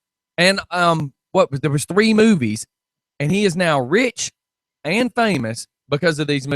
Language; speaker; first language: English; native; English